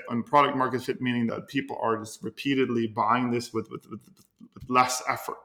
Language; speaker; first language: English; non-native, fluent; Norwegian